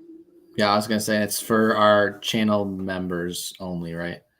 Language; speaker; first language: English; native; English